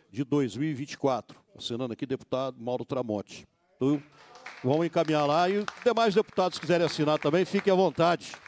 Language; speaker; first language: Portuguese; native; Portuguese